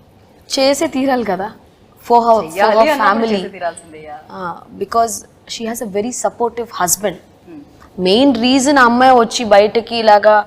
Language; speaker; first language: Telugu; non-native, fluent; Tamil